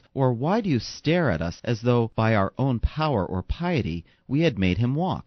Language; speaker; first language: English; native; English